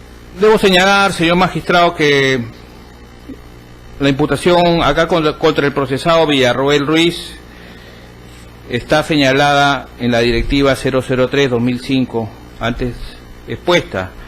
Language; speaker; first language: Spanish; native; Spanish